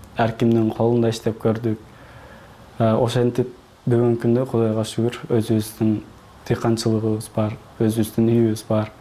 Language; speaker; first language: Kyrgyz; early bilingual, heritage; Kyrgyz